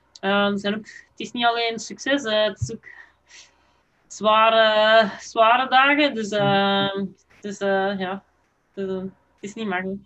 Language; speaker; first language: Dutch; native; Dutch